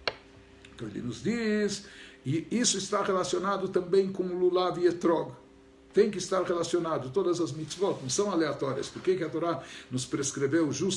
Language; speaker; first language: Portuguese; native; Portuguese